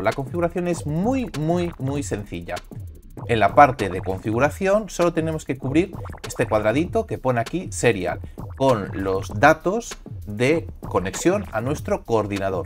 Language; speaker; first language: Spanish; native; Spanish